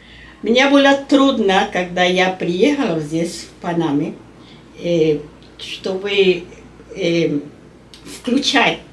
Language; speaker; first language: Russian; non-native, learner; Spanish